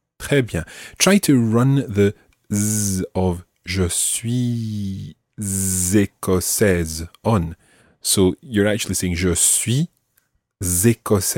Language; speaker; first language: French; non-native, fluent; English